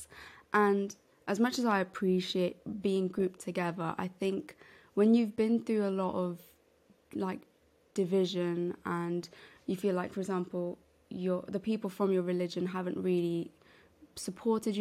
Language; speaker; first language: English; non-native, local second language; Urdu